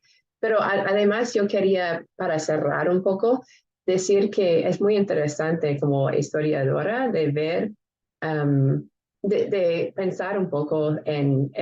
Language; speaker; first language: Spanish; non-native, fluent; English